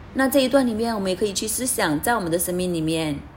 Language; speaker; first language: Chinese; non-native, fluent; Cantonese